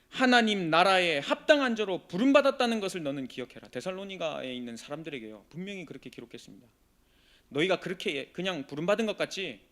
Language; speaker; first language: Korean; native; Korean